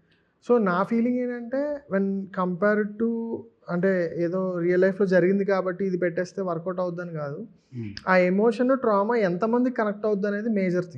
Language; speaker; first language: Telugu; native; Telugu